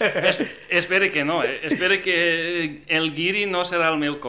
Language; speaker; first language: Catalan; non-native, fluent; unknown